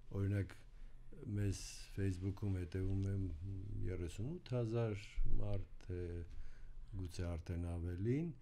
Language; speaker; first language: Armenian; native; Armenian